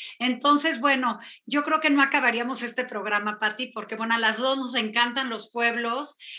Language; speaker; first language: Spanish; native; Spanish